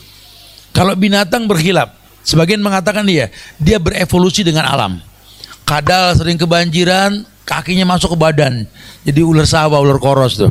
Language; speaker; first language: Indonesian; native; Indonesian